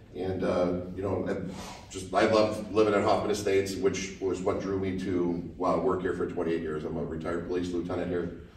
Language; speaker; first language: English; native; English